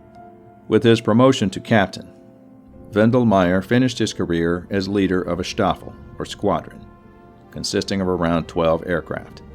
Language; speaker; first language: English; native; English